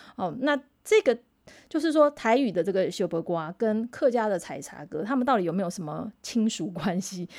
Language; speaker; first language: Chinese; non-native, local second language; Min Nan Chinese